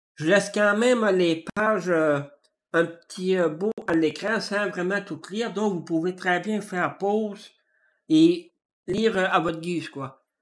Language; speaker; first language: French; native; French